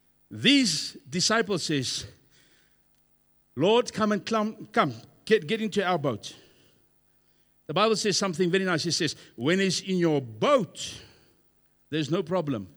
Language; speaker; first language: English; non-native, local second language; Afrikaans